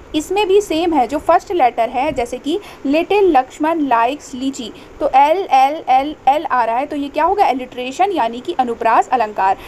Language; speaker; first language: Hindi; native; Hindi